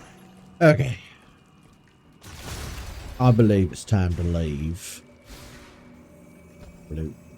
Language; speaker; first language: English; native; English